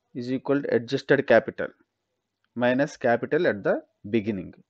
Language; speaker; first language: English; non-native, local second language; Telugu